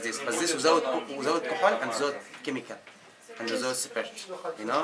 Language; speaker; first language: English; non-native, learner; Arabic